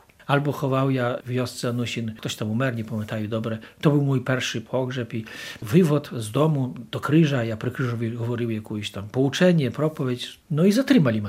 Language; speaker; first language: Polish; non-native, local second language; Ukrainian